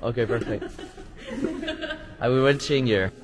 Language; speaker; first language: English; non-native, learner; French